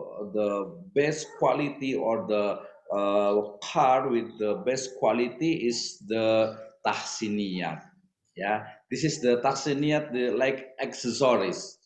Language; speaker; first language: English; non-native, learner; Indonesian